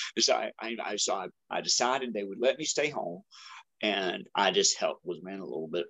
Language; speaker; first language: English; native; English